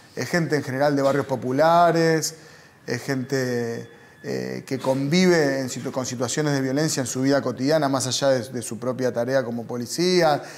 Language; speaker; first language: Spanish; native; Spanish